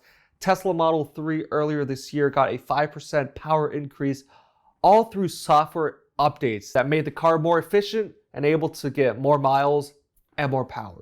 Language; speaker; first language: English; native; English